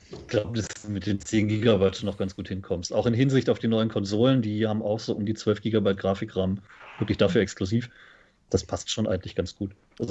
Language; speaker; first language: German; native; German